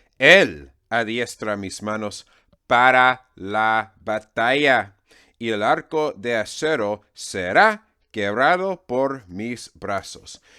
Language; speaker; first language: Spanish; non-native, fluent; English